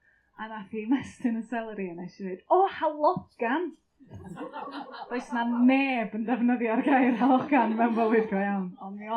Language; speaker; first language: Welsh; native; Welsh